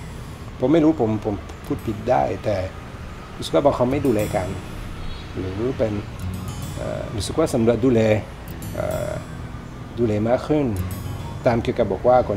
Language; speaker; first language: Thai; non-native, learner; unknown